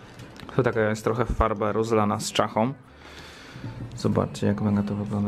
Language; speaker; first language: Polish; native; Polish